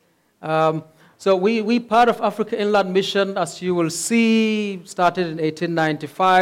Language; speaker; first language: English; non-native, local second language; Hausa